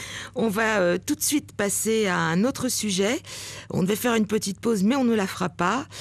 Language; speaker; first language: French; native; French